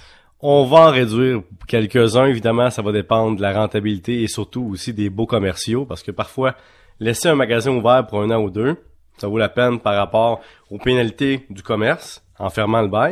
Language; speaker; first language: French; native; French